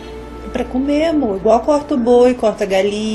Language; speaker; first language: Portuguese; native; Portuguese